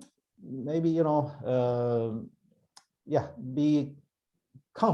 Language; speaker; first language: English; non-native, learner; Chinese